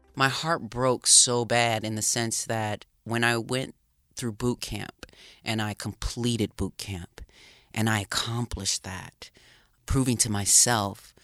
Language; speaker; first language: English; native; English